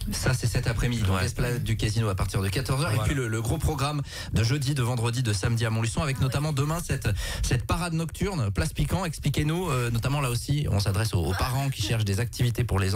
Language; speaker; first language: French; native; French